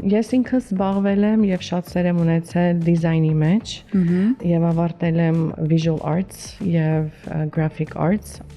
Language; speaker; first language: Armenian; early bilingual, heritage; Armenian